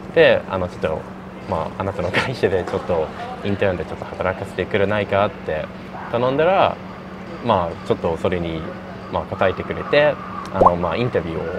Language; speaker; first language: Japanese; non-native, fluent; English